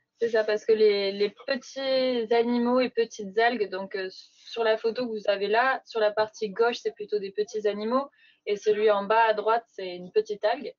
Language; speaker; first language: French; native; French